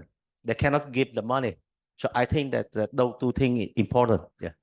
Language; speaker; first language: English; non-native, learner; Vietnamese